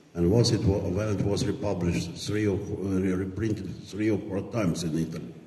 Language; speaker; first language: English; non-native, fluent; Ukrainian